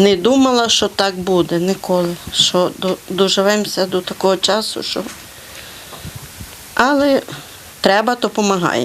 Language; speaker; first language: Ukrainian; native; Ukrainian